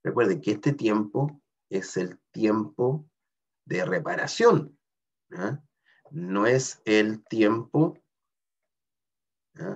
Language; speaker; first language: Spanish; native; Spanish